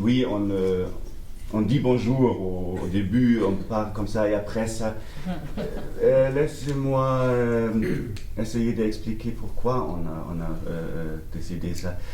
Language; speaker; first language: French; non-native, learner; German